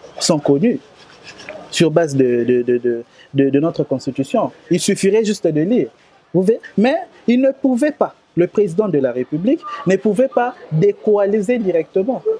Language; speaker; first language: French; non-native, local second language; Lingala